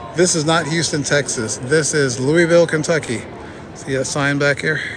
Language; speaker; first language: English; native; English